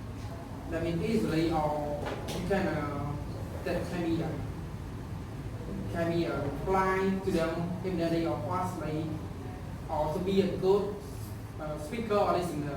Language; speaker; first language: English; non-native, learner; Khmer